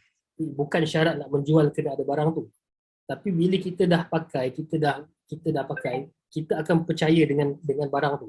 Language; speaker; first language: Malay; native; Malay